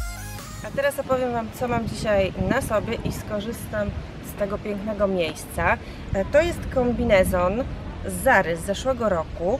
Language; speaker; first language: Polish; native; Polish